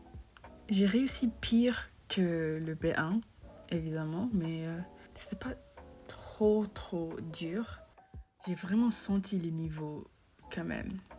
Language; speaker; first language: French; non-native, fluent; English